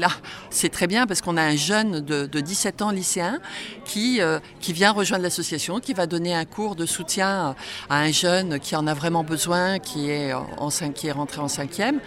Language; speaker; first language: French; native; French